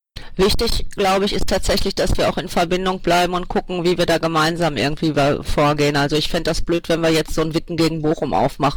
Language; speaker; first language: German; native; German